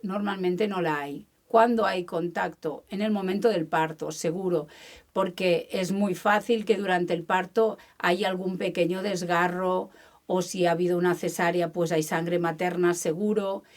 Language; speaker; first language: Spanish; native; Spanish